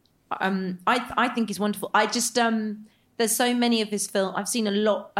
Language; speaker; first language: English; native; English